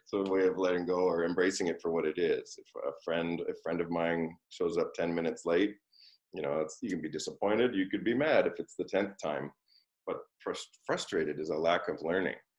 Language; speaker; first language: English; native; English